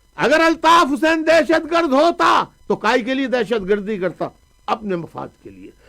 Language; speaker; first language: Urdu; native; Urdu